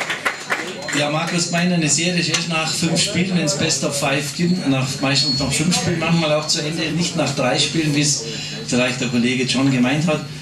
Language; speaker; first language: German; native; German